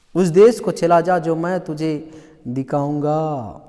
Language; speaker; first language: Hindi; non-native, local second language; Telugu